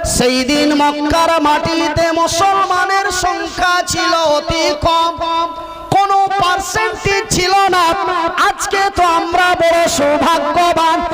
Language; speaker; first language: Bangla; native; Bangla